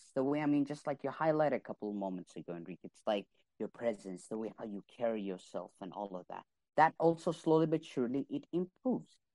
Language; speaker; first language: English; non-native, fluent; Arabic